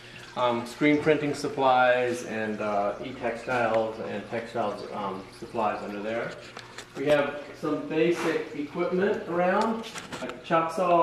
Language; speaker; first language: English; native; English